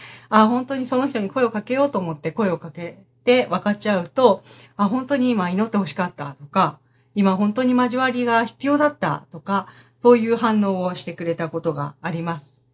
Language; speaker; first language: Japanese; native; Japanese